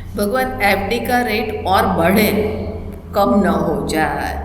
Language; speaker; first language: Hindi; non-native, local second language; Gujarati